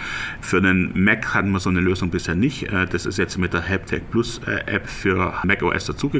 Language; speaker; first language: German; native; German